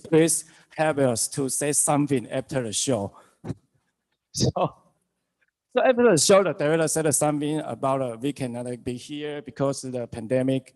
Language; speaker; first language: English; non-native, learner; Chinese